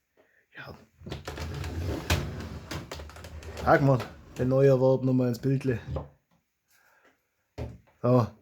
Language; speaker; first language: German; native; German